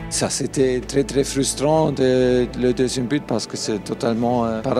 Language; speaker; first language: French; non-native, fluent; German